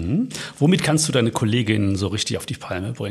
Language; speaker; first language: German; native; German